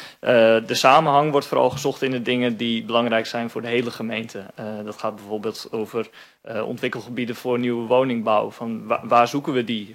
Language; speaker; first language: Dutch; native; Dutch